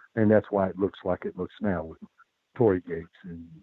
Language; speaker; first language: English; native; English